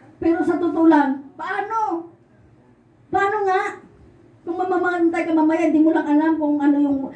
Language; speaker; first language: Filipino; non-native, local second language; Iloko